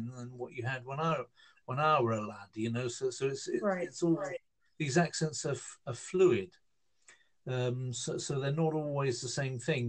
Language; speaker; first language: English; native; English